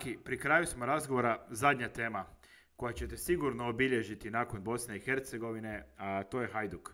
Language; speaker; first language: Croatian; native; Croatian